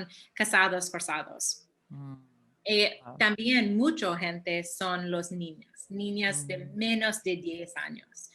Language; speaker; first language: Spanish; early bilingual, heritage; Spanish